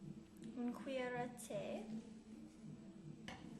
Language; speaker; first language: French; non-native, learner; English